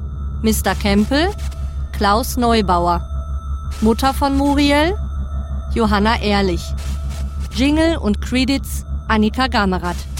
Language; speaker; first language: German; native; German